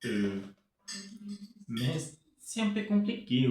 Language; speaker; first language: French; non-native, fluent; Portuguese